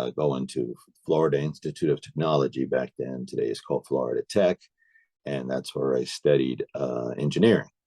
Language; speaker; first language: English; native; English